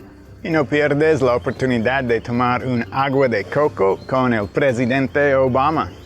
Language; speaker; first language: Spanish; non-native, fluent; English